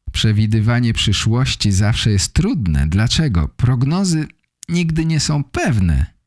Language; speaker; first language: Polish; native; Polish